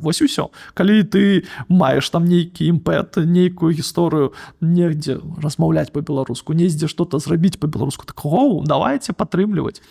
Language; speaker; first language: Belarusian; non-native, local second language; Russian